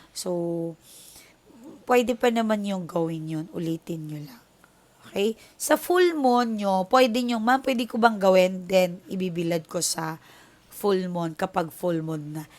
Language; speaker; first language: Filipino; native; Filipino